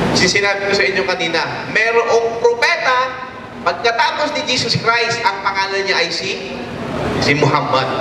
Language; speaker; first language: Filipino; non-native, local second language; Waray